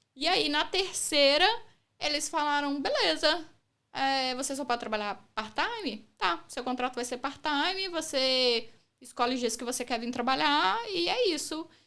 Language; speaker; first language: Portuguese; native; Portuguese